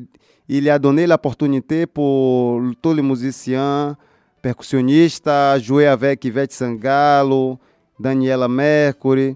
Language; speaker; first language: French; non-native, learner; Portuguese